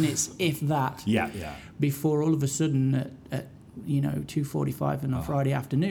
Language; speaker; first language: English; native; English